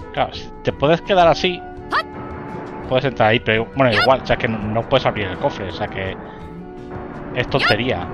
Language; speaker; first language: Spanish; native; Spanish